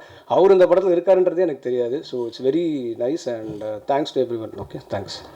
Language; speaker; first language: Tamil; native; Tamil